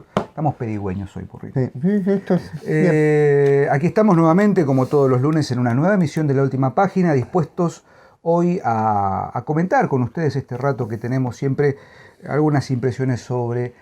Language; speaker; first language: Spanish; native; Spanish